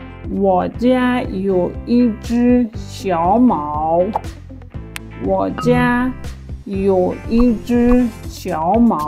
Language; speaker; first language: Chinese; non-native, fluent; Persian